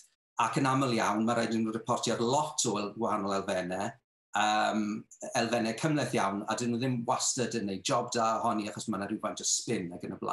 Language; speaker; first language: Welsh; native; Welsh